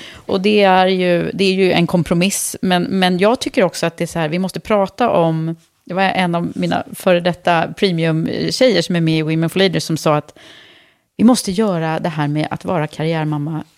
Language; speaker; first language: Swedish; native; Swedish